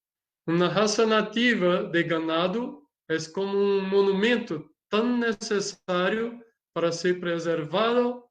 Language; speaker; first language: Spanish; non-native, learner; Portuguese